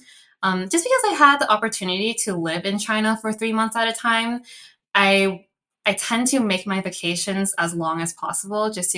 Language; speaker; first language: English; early bilingual, other home language; Cantonese